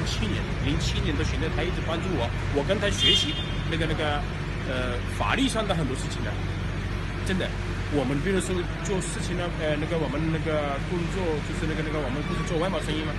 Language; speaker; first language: Chinese; non-native, fluent; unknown